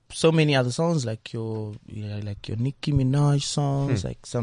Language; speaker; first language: English; non-native, local second language; Shona